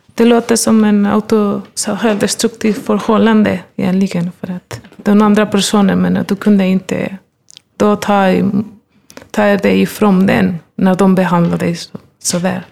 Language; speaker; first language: Swedish; non-native, fluent; Spanish